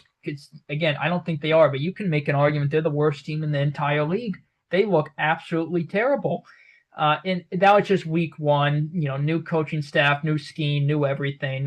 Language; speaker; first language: English; native; English